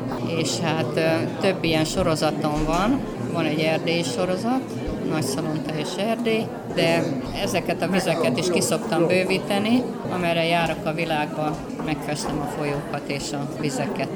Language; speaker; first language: Hungarian; native; Hungarian